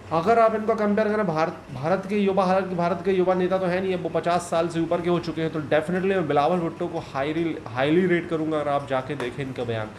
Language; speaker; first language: Hindi; native; Hindi